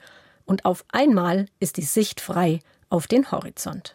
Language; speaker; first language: German; native; German